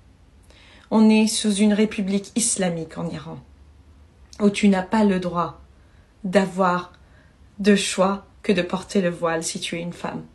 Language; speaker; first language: French; early bilingual, other home language; Persian